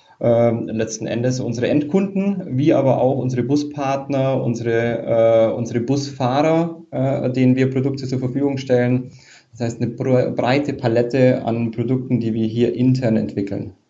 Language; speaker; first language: German; native; German